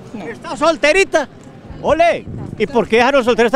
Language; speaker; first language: Spanish; native; Spanish